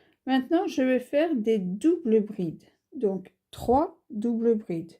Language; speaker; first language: French; native; French